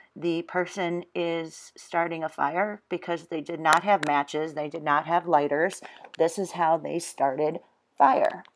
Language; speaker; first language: English; native; English